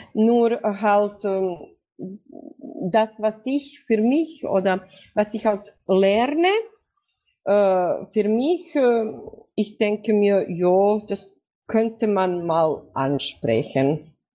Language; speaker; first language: German; non-native, fluent; Croatian